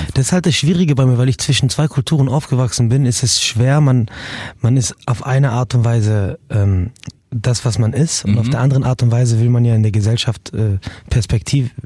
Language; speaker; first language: German; early bilingual, other home language; Arabic